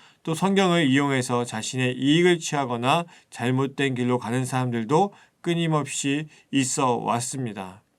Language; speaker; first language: Korean; native; Korean